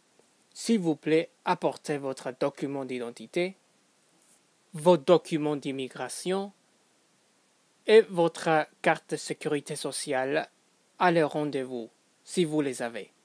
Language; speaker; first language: French; non-native, fluent; English